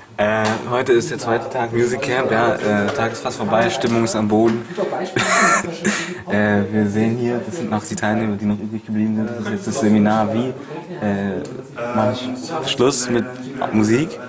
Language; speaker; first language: German; native; German